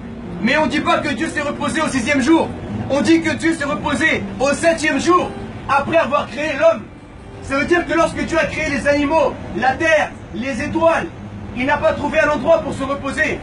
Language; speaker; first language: French; native; French